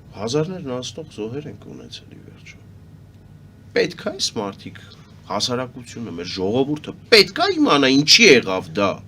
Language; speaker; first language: Armenian; native; Armenian